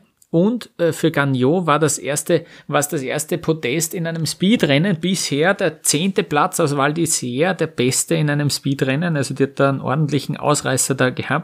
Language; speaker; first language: German; native; German